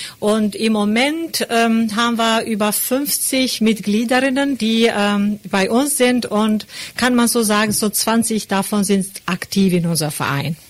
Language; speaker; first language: German; non-native, fluent; Albanian